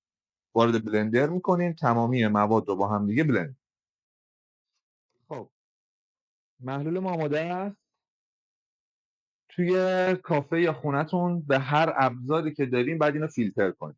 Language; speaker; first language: Persian; native; Persian